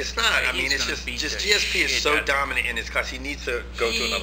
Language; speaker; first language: English; native; English